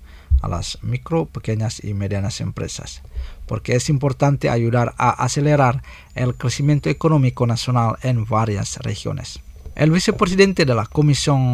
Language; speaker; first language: Spanish; non-native, fluent; Indonesian